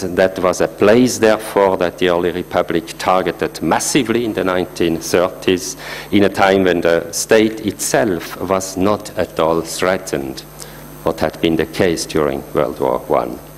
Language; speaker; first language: English; non-native, fluent; German